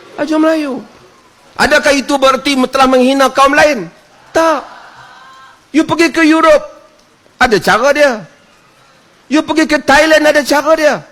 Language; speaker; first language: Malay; native; Malay